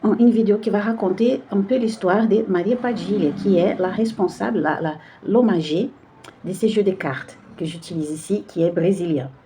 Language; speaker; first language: French; non-native, fluent; Portuguese